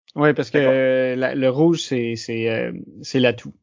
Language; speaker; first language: French; native; French